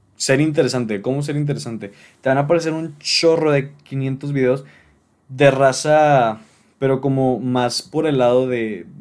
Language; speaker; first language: Spanish; native; Spanish